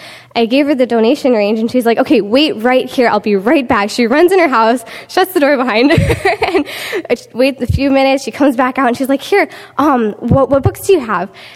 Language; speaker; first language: English; native; English